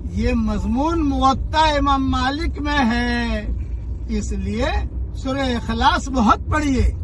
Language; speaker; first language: Urdu; native; Urdu